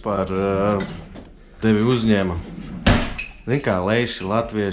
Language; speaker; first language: Latvian; native; Latvian